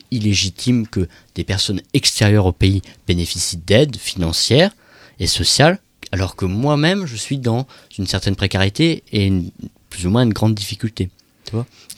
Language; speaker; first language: French; native; French